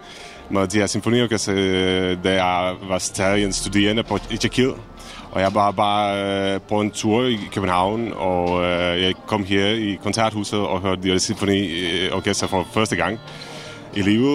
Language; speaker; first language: Danish; non-native, fluent; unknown